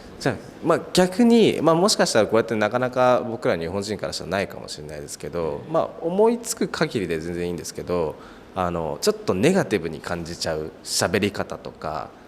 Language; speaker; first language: Japanese; native; Japanese